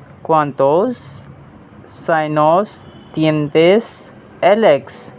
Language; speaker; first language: Spanish; non-native, fluent; Hindi